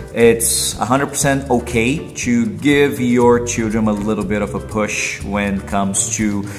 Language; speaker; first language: English; non-native, fluent; Portuguese